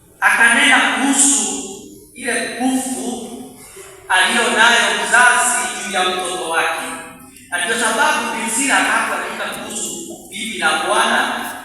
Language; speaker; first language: Swahili; non-native, local second language; Meru